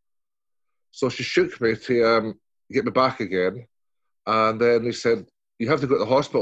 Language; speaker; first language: English; native; English